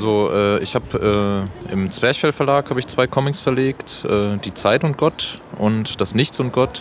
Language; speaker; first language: German; native; German